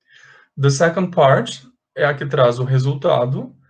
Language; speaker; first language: Portuguese; native; Portuguese